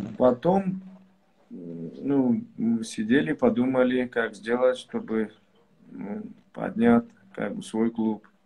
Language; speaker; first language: Russian; non-native, local second language; Tajik